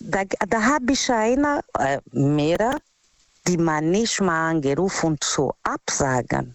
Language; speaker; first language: German; non-native, learner; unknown